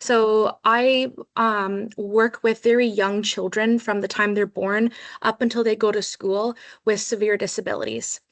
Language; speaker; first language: English; native; English